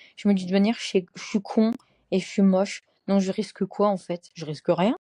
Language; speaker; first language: French; native; French